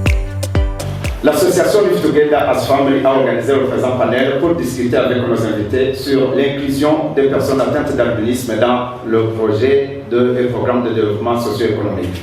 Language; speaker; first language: French; non-native, local second language; Rundi